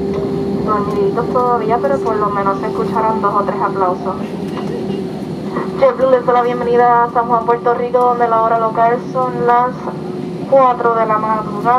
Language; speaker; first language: Spanish; native; Spanish